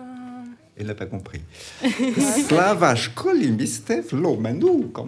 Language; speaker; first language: French; native; French